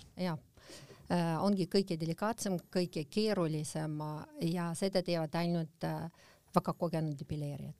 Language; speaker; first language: Estonian; non-native, local second language; Russian